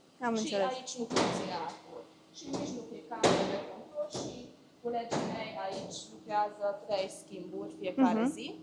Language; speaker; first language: Romanian; non-native, local second language; Hungarian